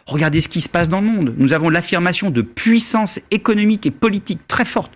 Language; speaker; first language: French; native; French